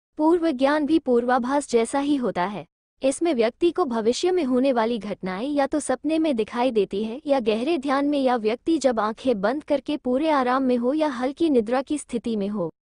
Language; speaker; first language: Hindi; native; Hindi